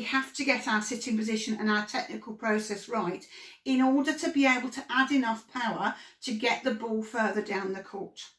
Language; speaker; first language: English; native; English